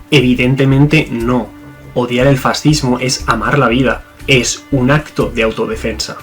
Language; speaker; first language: Spanish; native; Spanish